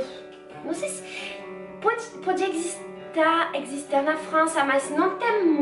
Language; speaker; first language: Portuguese; non-native, fluent; French